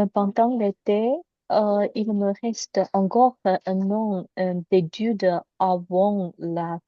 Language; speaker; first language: French; non-native, learner; Chinese